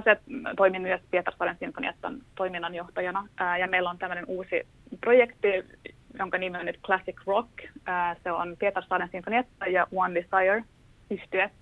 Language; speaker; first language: Finnish; non-native, local second language; Swedish